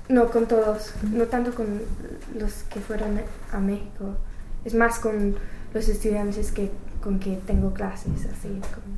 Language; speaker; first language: Spanish; non-native, learner; English